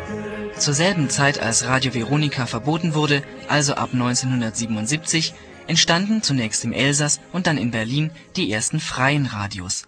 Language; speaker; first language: German; native; German